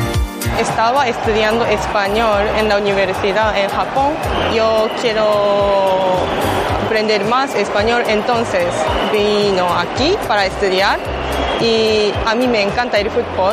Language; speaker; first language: Spanish; non-native, learner; Japanese